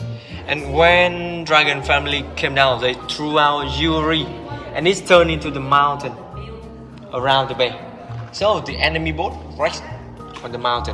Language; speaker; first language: English; non-native, fluent; Vietnamese